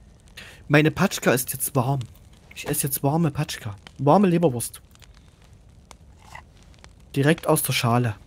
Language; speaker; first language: German; native; German